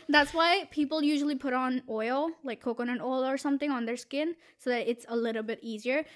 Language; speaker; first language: English; non-native, local second language; Gujarati